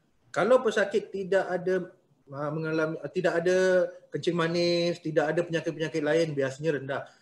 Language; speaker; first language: Malay; native; Malay